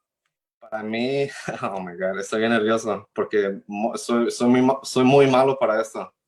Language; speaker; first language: Spanish; early bilingual, heritage; Spanish